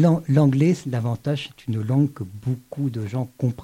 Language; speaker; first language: French; native; French